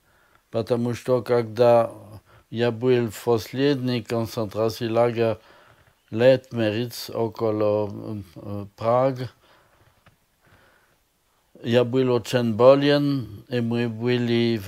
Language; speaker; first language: Russian; non-native, learner; French